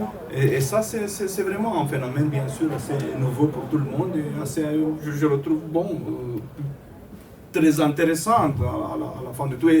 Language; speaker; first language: French; non-native, fluent; Romanian